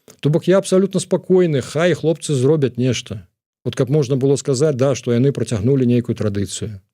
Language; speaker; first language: Belarusian; native; Belarusian